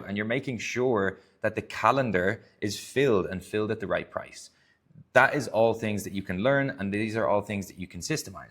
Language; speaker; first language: English; native; English